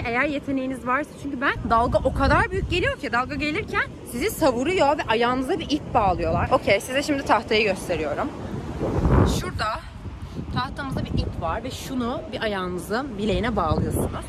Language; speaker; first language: Turkish; native; Turkish